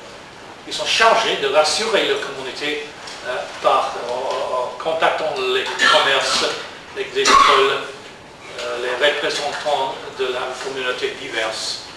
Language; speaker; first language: French; non-native, learner; English